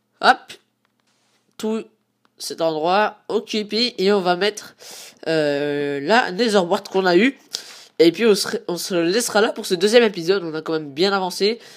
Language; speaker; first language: French; native; French